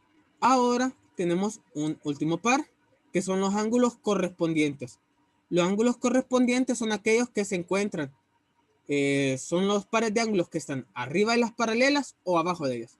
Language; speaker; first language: Spanish; native; Spanish